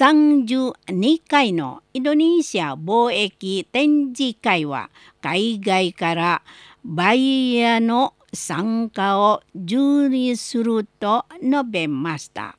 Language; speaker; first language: Japanese; non-native, learner; Indonesian